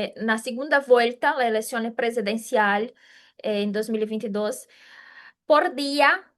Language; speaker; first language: Spanish; non-native, fluent; Portuguese